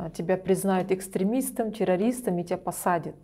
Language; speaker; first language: Russian; non-native, local second language; Kazakh